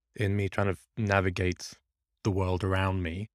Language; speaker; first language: English; early bilingual, other home language; Persian